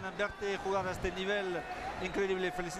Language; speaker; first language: Spanish; non-native, fluent; French